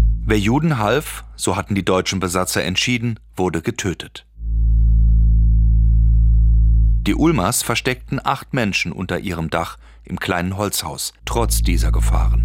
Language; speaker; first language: German; native; German